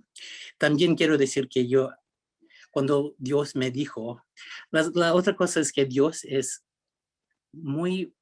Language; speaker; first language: Spanish; early bilingual, heritage; Spanish